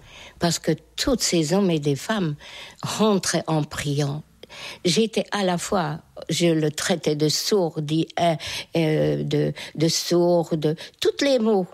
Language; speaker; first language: French; non-native, fluent; Hungarian